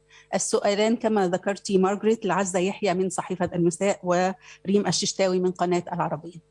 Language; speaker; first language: Arabic; native; Arabic